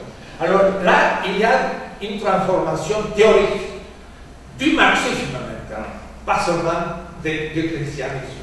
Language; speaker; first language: French; non-native, fluent; Spanish